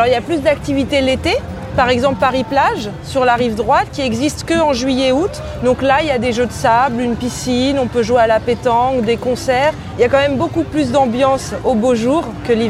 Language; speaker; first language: French; native; French